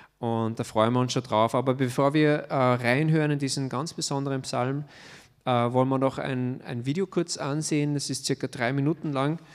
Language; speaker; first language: German; native; German